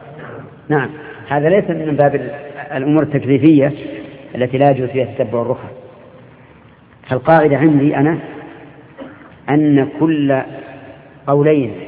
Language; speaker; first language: Arabic; native; Arabic